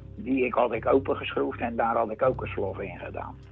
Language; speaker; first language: Dutch; native; Dutch